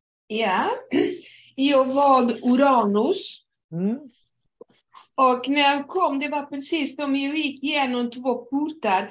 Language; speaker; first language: Swedish; non-native, fluent; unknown